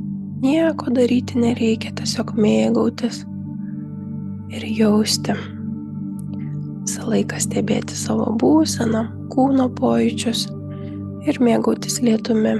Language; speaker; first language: Lithuanian; native; Lithuanian